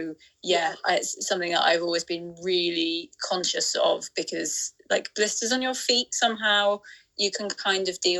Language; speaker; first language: English; native; English